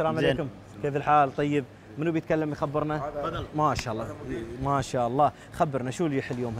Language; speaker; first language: Arabic; native; Arabic